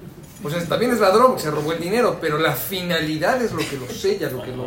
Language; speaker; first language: Spanish; native; Spanish